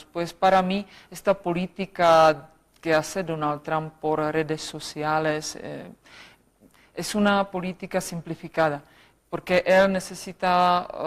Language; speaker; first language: Spanish; non-native, fluent; Czech